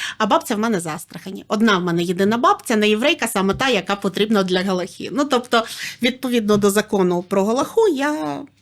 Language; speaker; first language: Ukrainian; native; Ukrainian